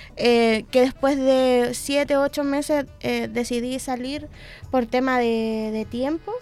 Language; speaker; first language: Spanish; native; Spanish